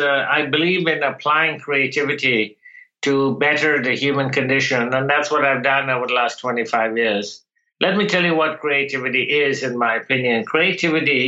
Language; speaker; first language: English; non-native, local second language; Bangla